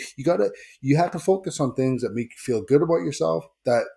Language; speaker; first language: English; native; English